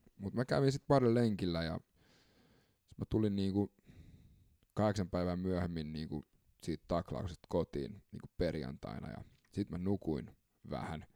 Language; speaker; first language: Finnish; early bilingual, other home language; English